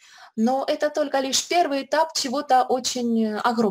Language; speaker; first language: Russian; native; Russian